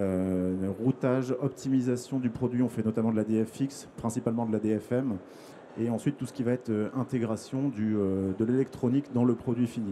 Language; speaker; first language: French; native; French